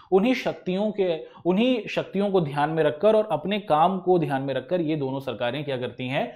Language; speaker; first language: Hindi; native; Hindi